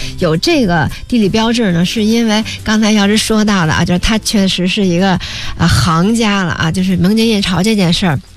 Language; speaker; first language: Chinese; native; Chinese